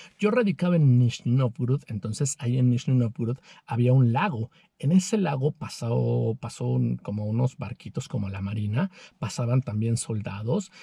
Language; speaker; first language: Spanish; native; Spanish